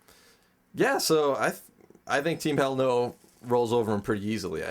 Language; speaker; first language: English; native; English